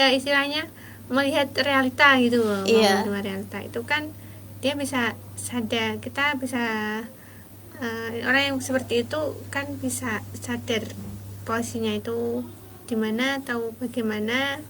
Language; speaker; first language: Indonesian; native; Indonesian